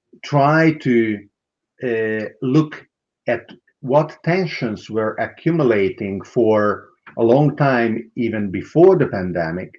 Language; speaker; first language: English; non-native, fluent; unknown